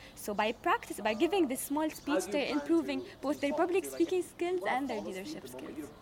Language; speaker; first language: English; non-native, fluent; Arabic